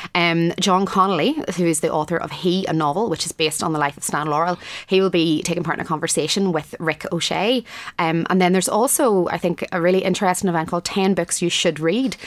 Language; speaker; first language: English; native; English